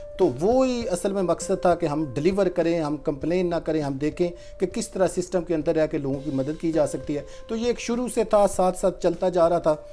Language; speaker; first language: Hindi; non-native, local second language; Punjabi